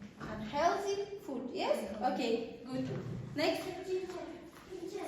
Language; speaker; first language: English; non-native, learner; Kazakh